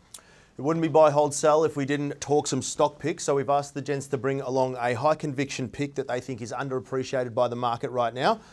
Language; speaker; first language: English; native; English